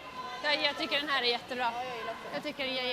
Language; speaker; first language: Swedish; native; Swedish